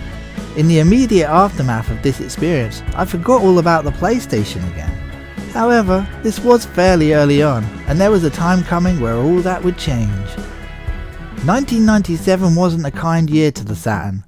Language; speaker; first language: English; native; English